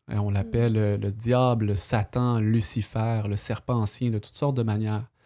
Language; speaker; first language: French; native; French